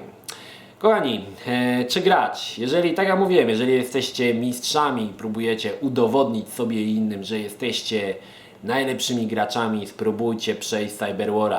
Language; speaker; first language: Polish; native; Polish